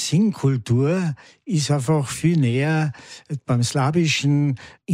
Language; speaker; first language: German; native; German